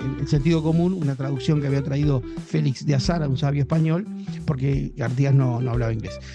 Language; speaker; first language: Spanish; native; Spanish